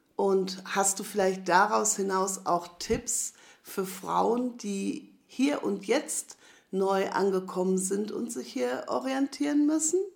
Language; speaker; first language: German; native; German